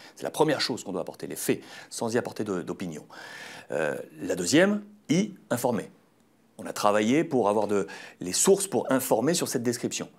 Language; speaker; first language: French; native; French